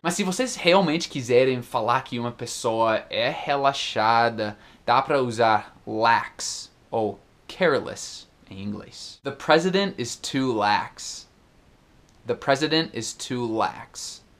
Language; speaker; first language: Portuguese; non-native, fluent; English